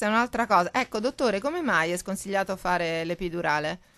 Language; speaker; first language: Italian; native; Italian